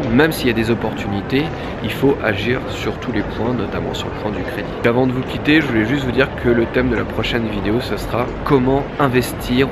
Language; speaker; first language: French; native; French